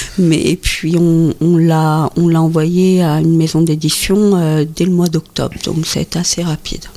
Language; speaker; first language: French; native; French